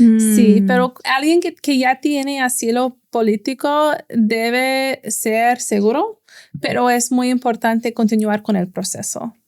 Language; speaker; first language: Spanish; non-native, fluent; English